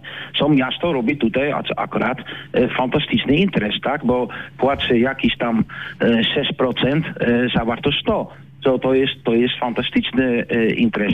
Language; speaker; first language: Polish; non-native, learner; Dutch